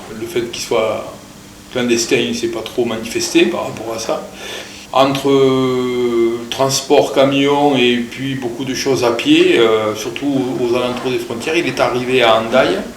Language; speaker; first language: French; early bilingual, other home language; Portuguese